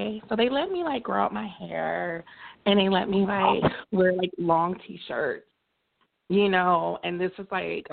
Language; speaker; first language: English; native; English